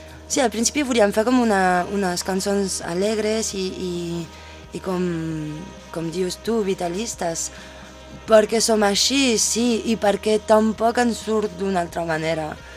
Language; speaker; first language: Catalan; non-native, fluent; French